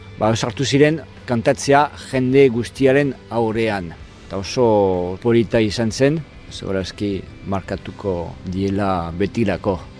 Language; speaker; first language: Basque; non-native, fluent; French